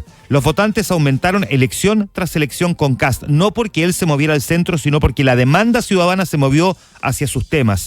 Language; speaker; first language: Spanish; native; Spanish